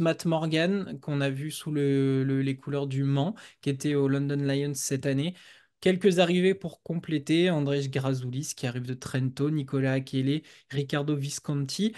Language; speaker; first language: French; native; French